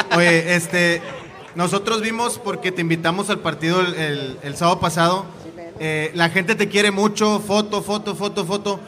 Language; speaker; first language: Spanish; native; Spanish